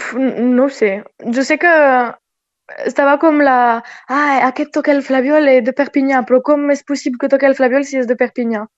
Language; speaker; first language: Catalan; non-native, local second language; French